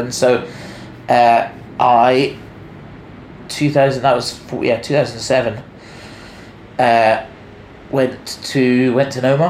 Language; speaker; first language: English; native; English